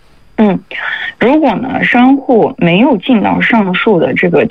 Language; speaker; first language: Chinese; native; Chinese